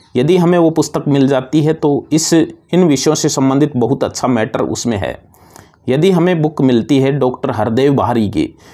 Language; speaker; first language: Hindi; native; Hindi